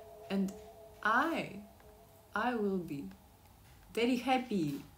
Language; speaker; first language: English; non-native, learner; Russian